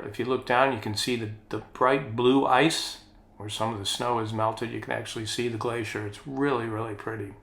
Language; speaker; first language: English; native; English